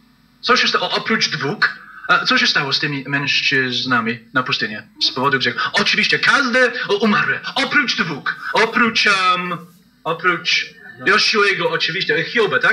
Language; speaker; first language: Polish; non-native, fluent; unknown